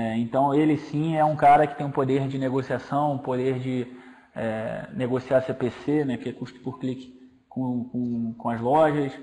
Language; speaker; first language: Portuguese; native; Portuguese